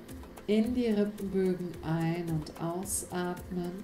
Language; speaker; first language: German; native; German